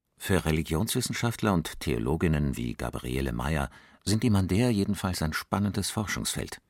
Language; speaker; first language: German; native; German